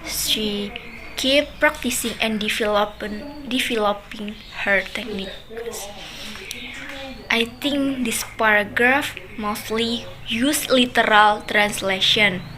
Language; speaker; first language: English; non-native, learner; Indonesian